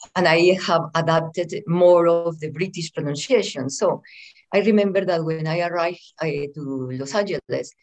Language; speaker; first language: English; non-native, fluent; Spanish